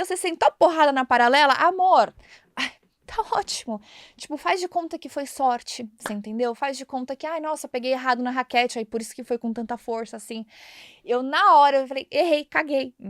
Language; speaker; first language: Portuguese; native; Portuguese